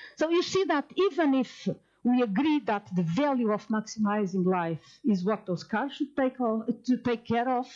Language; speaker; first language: English; non-native, fluent; Portuguese